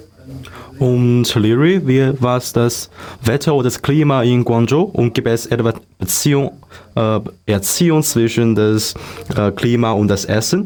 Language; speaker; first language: German; non-native, learner; Chinese